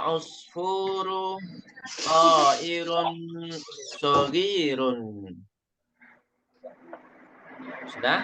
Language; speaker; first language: Arabic; non-native, fluent; Indonesian